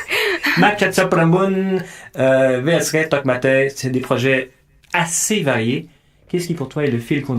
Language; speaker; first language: French; native; French